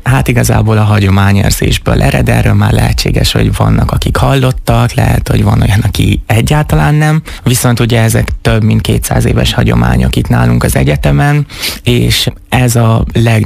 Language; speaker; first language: Hungarian; native; Hungarian